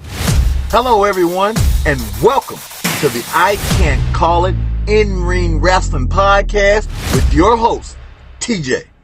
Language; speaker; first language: English; native; English